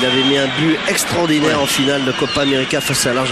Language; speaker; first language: French; native; French